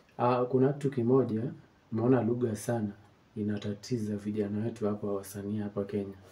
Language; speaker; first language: Swahili; non-native, local second language; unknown